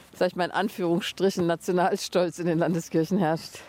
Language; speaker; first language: German; native; German